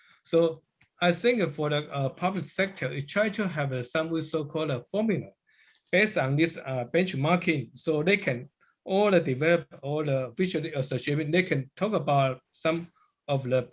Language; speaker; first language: English; non-native, learner; Chinese